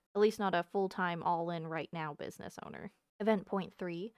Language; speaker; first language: English; native; English